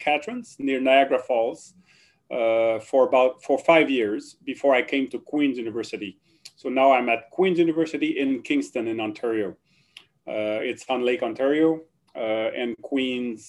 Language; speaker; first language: English; non-native, fluent; French